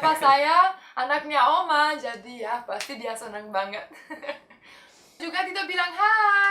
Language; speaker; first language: Indonesian; non-native, fluent; Romanian